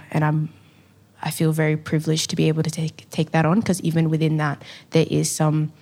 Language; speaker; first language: English; native; English